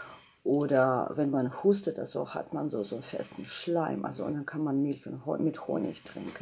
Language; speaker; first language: German; non-native, fluent; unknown